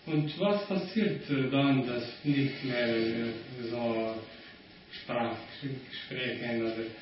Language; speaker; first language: German; non-native, learner; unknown